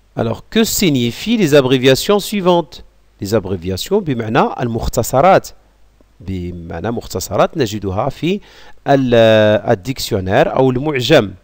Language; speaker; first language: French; non-native, local second language; Arabic